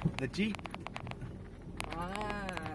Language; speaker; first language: English; native; English